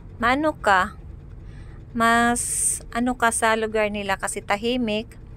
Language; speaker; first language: Filipino; non-native, local second language; Cebuano